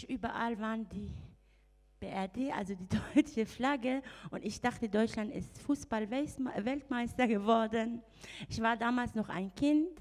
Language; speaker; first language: German; non-native, fluent; Arabic